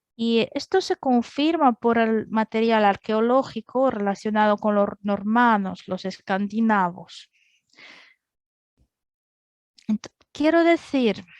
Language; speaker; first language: Spanish; non-native, fluent; Russian